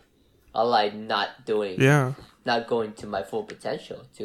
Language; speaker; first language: English; non-native, fluent; Vietnamese